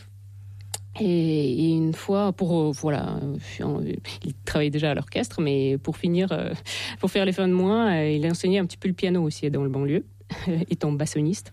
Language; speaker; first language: French; non-native, fluent; Russian